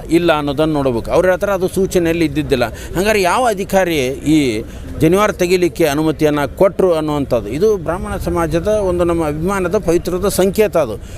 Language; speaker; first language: Kannada; native; Kannada